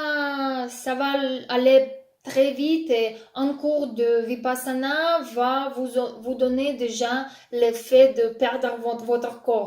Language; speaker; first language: French; non-native, fluent; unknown